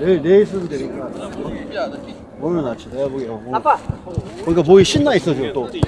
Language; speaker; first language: Korean; native; Korean